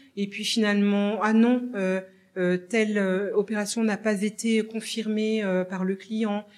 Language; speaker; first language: French; native; French